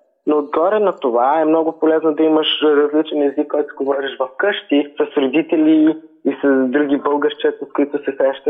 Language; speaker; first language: Bulgarian; early bilingual, heritage; Bulgarian